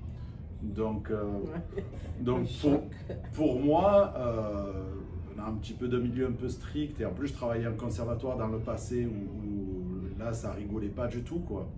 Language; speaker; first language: French; native; French